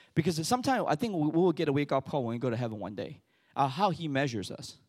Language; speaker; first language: English; early bilingual, other home language; Chinese